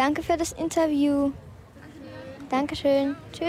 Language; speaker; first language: German; non-native, learner; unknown